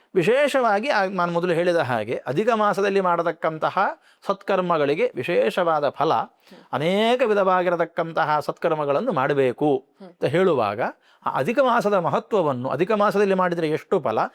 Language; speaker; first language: Kannada; native; Kannada